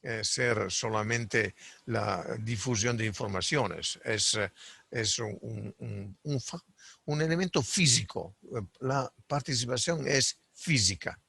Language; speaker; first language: Spanish; non-native, fluent; Italian